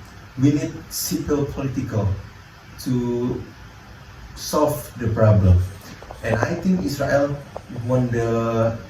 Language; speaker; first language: English; non-native, learner; Indonesian